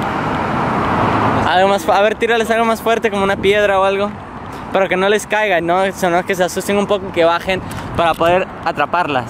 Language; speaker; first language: Spanish; non-native, fluent; English